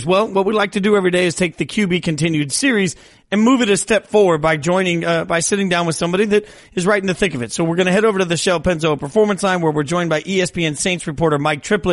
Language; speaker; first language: English; native; English